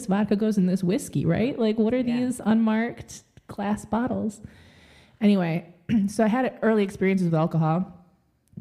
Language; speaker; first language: English; native; English